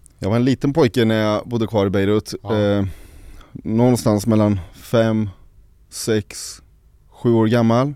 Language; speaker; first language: Swedish; early bilingual, other home language; Arabic